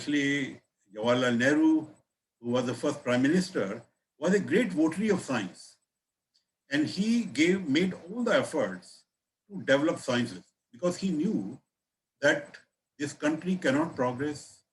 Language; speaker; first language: English; non-native, local second language; Hindi